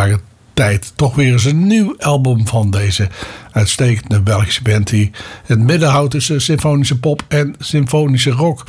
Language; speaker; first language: Dutch; native; Dutch